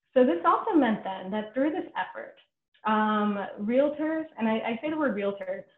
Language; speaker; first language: English; native; English